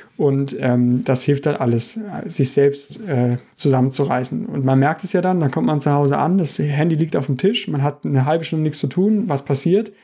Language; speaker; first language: German; native; German